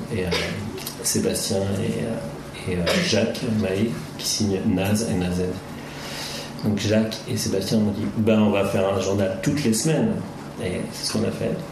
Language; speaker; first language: French; native; French